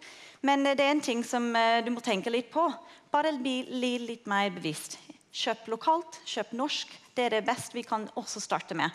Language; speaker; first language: Norwegian; non-native, fluent; English